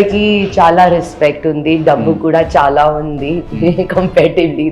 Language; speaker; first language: Telugu; non-native, local second language; Hindi